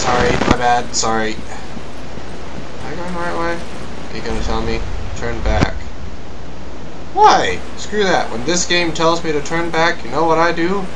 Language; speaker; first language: English; native; English